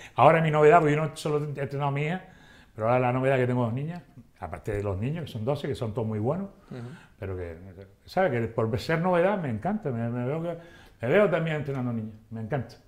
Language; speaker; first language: Spanish; native; Spanish